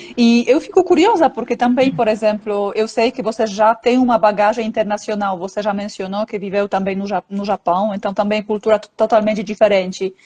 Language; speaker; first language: Portuguese; non-native, fluent; Polish